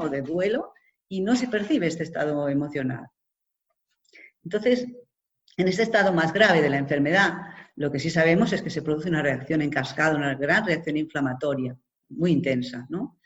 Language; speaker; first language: Spanish; native; Spanish